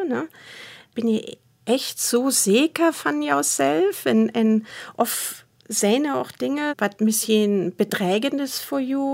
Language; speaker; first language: Dutch; non-native, fluent; German